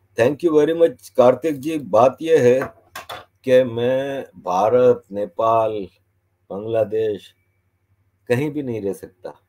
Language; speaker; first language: Urdu; native; Urdu